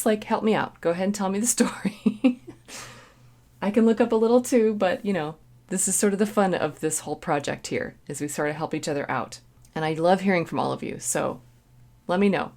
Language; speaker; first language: English; native; English